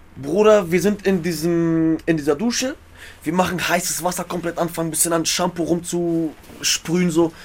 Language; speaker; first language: German; native; German